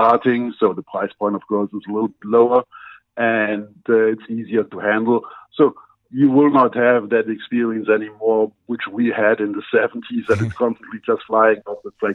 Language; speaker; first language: English; non-native, fluent; German